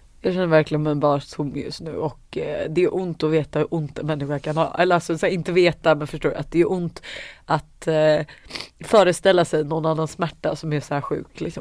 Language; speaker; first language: Swedish; native; Swedish